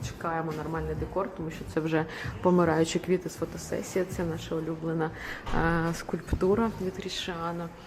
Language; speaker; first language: Ukrainian; non-native, local second language; Russian